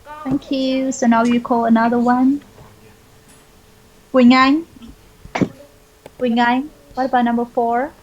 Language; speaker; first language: English; non-native, fluent; Vietnamese